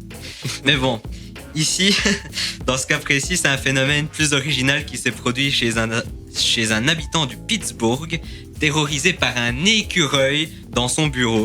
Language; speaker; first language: French; native; French